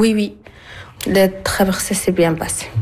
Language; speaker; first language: French; non-native, learner; Arabic